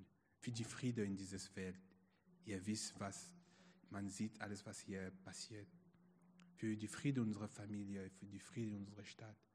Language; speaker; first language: German; non-native, fluent; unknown